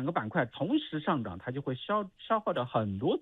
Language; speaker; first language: Chinese; native; Chinese